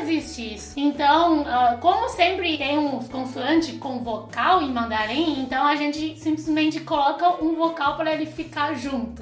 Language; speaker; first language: Portuguese; non-native, fluent; Chinese